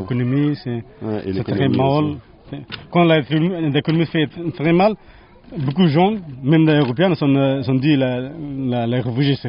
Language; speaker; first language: French; non-native, learner; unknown